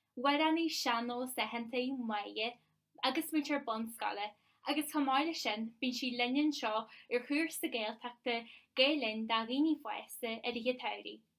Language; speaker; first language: Irish; native; Irish